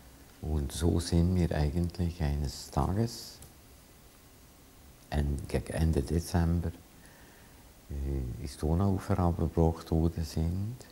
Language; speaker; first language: German; non-native, fluent; Hungarian